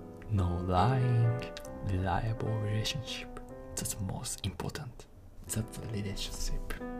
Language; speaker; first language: English; non-native, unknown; Japanese